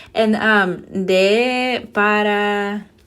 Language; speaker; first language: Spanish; non-native, fluent; English